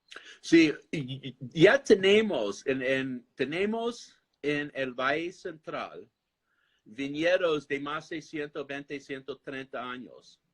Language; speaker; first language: Spanish; non-native, fluent; English